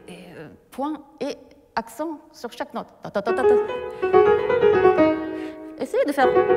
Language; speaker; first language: French; non-native, fluent; Japanese